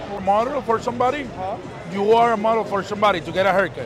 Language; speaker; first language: English; non-native, fluent; Spanish